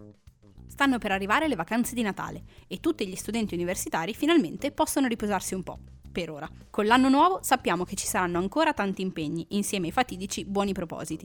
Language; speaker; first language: Italian; native; Italian